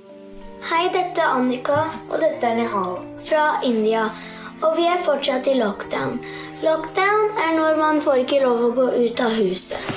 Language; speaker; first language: Norwegian; early bilingual, heritage; Norwegian